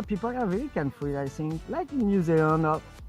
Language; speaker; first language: English; non-native, fluent; French